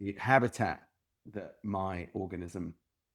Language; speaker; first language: English; native; English